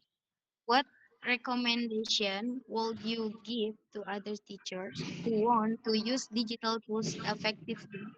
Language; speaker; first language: English; non-native, learner; Indonesian